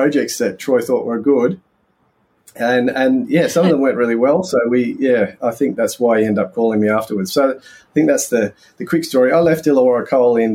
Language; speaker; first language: English; native; English